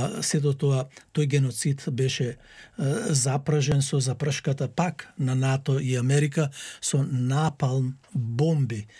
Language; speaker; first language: Macedonian; native; Macedonian